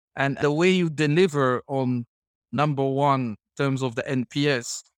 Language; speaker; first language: English; non-native, fluent; Dutch